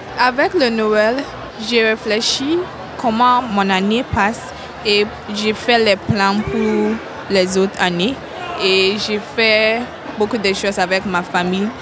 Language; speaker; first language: French; non-native, learner; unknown